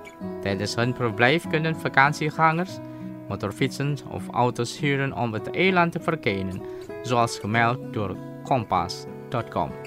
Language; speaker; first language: Dutch; non-native, fluent; Indonesian